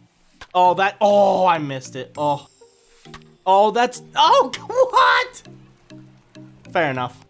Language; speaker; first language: English; native; English